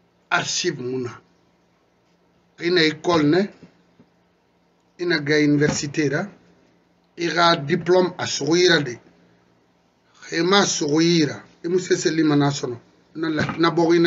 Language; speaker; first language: French; non-native, local second language; Susu